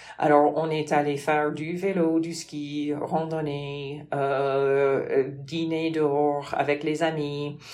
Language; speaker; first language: French; non-native, fluent; English